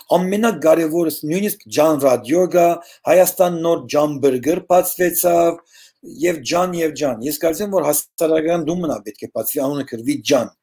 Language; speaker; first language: Armenian; early bilingual, heritage; Armenian